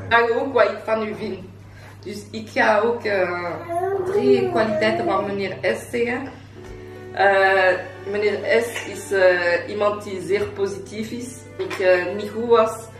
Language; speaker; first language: Dutch; non-native, local second language; French